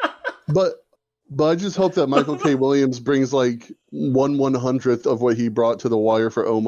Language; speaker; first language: English; native; English